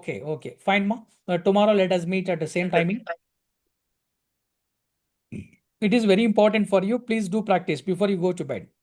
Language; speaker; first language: English; non-native, local second language; Telugu